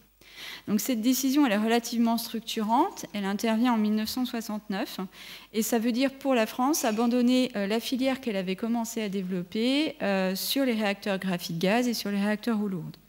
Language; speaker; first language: French; native; French